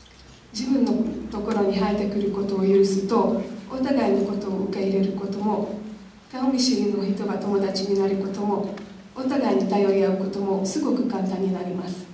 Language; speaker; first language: Japanese; non-native, learner; Hungarian